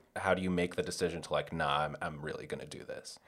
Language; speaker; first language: English; early bilingual, other home language; Spanish